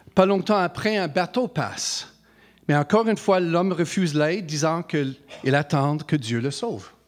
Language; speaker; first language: French; non-native, fluent; English